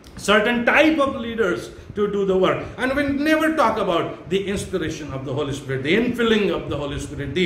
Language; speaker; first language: English; non-native, local second language; Marathi